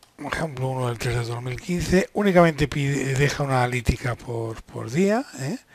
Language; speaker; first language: Spanish; non-native, local second language; Catalan